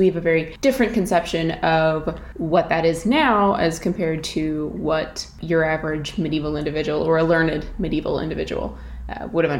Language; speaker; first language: English; native; English